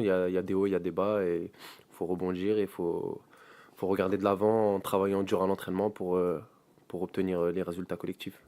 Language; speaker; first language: French; native; French